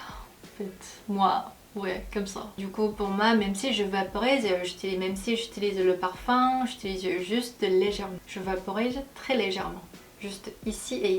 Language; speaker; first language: French; non-native, fluent; Korean